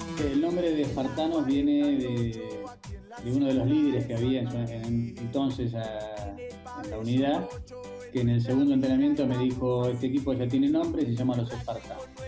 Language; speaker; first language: Spanish; native; Spanish